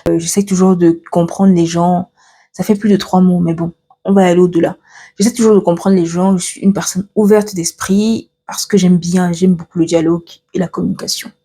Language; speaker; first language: French; early bilingual, other home language; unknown